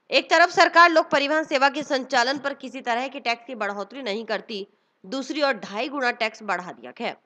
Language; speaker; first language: Hindi; native; Hindi